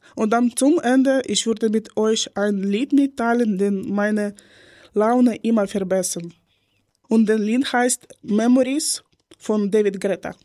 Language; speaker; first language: German; non-native, learner; Ukrainian